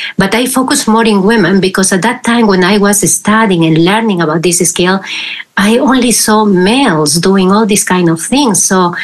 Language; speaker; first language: English; non-native, fluent; Spanish